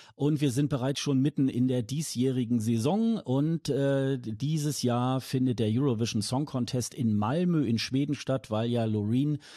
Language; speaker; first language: German; native; German